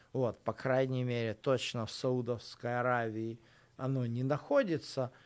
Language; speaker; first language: Russian; native; Russian